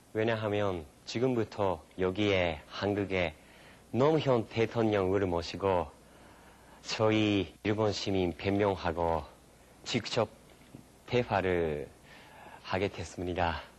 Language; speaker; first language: Korean; non-native, fluent; Japanese